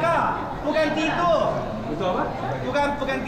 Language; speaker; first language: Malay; non-native, fluent; Chinese